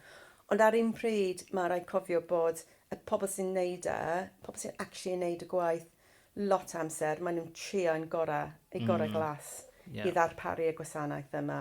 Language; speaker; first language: Welsh; non-native, fluent; English